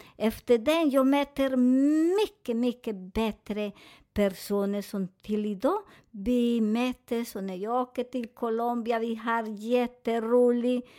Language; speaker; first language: Swedish; non-native, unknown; Spanish